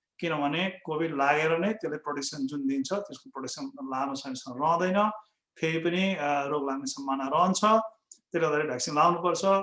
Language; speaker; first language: Nepali; native; Nepali